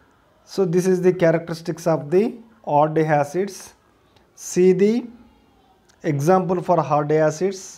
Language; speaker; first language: English; non-native, local second language; Telugu